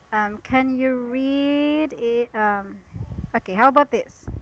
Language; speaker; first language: English; non-native, fluent; Cebuano